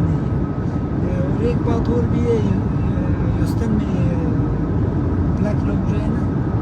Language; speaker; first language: Hindi; non-native, learner; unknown